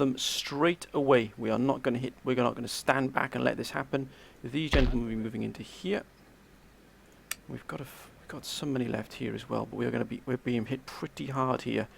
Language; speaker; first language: English; native; English